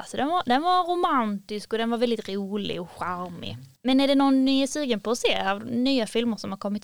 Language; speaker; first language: Swedish; native; Swedish